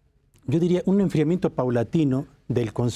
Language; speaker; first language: Spanish; native; Spanish